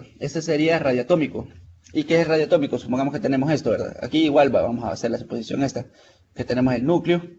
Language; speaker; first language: Spanish; native; Spanish